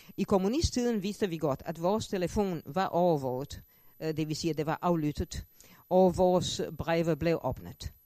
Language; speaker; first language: Danish; non-native, fluent; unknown